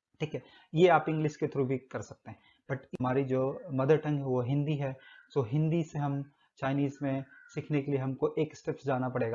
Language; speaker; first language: Hindi; native; Hindi